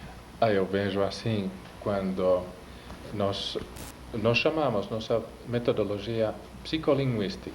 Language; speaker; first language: Portuguese; non-native, fluent; Finnish